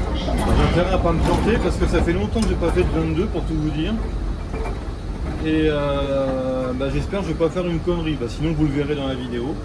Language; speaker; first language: French; native; French